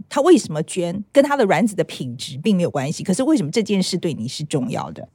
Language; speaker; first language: Chinese; native; Chinese